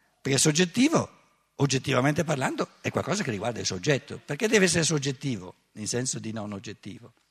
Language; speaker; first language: Italian; native; Italian